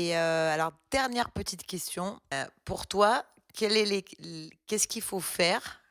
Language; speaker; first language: French; native; French